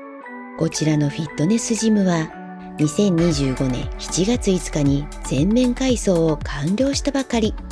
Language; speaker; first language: Japanese; native; Japanese